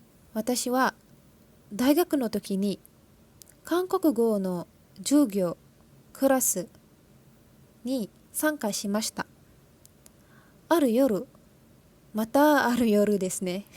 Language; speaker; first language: Japanese; non-native, learner; Malay